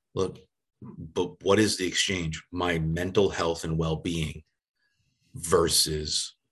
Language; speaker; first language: English; native; English